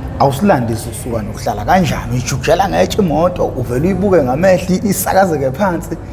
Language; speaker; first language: Zulu; native; Zulu